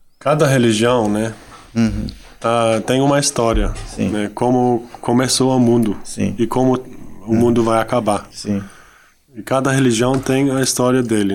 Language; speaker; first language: Portuguese; non-native, fluent; Dutch